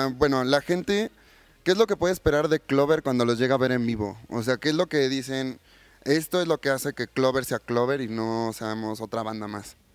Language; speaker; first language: Spanish; native; Spanish